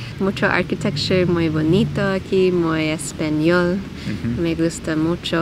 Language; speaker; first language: Spanish; non-native, learner; English